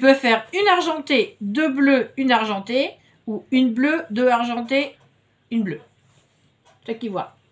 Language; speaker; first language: French; native; French